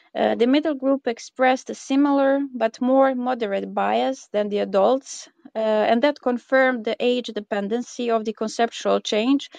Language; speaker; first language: English; non-native, fluent; Croatian